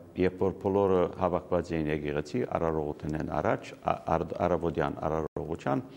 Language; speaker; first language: Armenian; early bilingual, heritage; Armenian